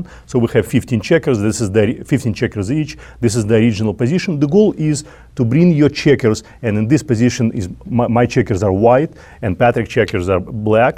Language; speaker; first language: English; non-native, fluent; Russian